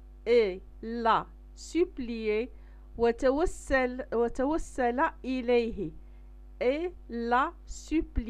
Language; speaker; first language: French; non-native, local second language; Arabic